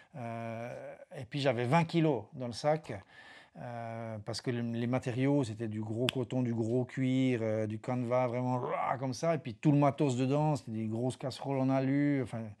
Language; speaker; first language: French; native; French